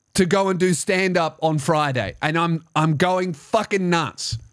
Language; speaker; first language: English; native; English